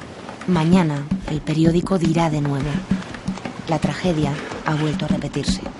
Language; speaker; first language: Spanish; native; Spanish